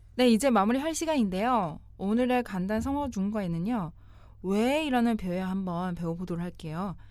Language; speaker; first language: Korean; non-native, fluent; Chinese